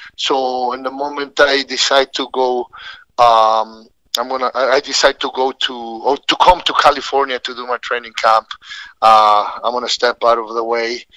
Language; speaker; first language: English; non-native, fluent; Spanish